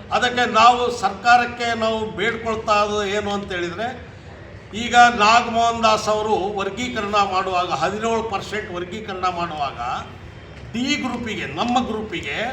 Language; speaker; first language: Kannada; non-native, local second language; Lambadi